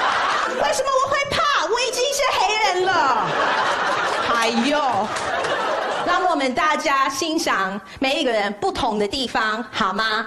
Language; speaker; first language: Chinese; non-native, fluent; English